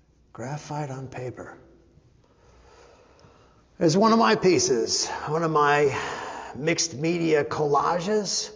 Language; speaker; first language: English; native; English